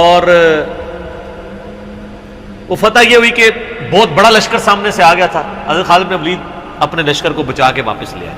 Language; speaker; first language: Urdu; non-native, local second language; Punjabi